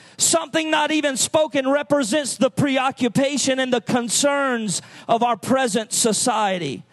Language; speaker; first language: English; native; English